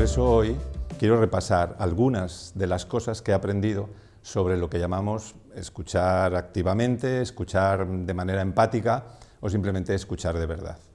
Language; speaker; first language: Spanish; non-native, local second language; Catalan